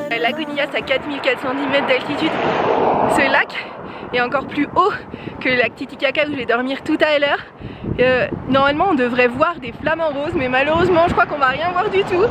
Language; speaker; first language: French; native; French